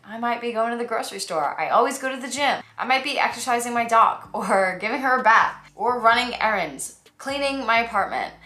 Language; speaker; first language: English; native; English